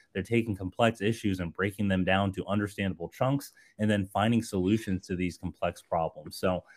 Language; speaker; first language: English; native; English